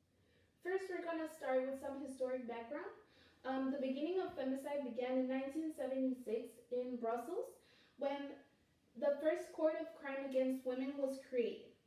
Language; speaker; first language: English; non-native, fluent; Spanish